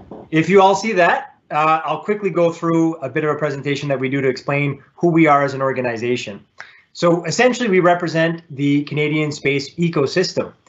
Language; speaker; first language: English; native; English